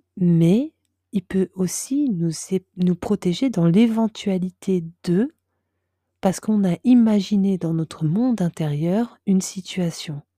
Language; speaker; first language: French; native; French